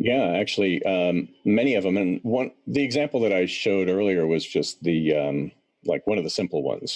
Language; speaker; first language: English; native; English